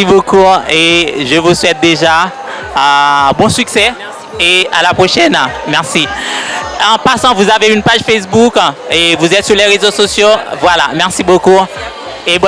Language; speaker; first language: French; native; French